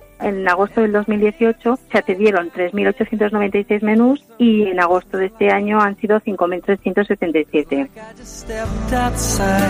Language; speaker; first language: Spanish; native; Spanish